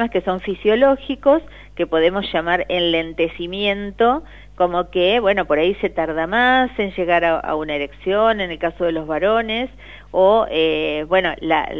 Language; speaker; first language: Spanish; native; Spanish